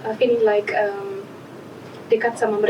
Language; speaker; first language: Indonesian; non-native, learner; Malagasy